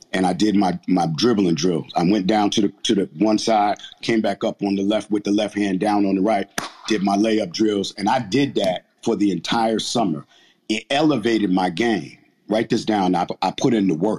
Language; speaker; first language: English; native; English